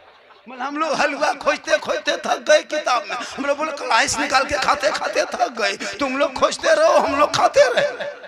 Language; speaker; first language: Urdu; non-native, local second language; Bhojpuri